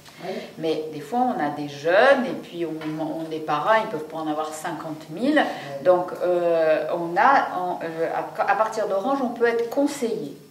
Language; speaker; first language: French; native; French